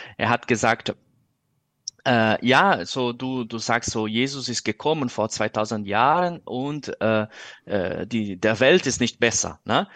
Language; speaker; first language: German; non-native, fluent; Portuguese